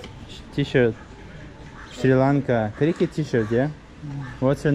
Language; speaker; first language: English; non-native, learner; Russian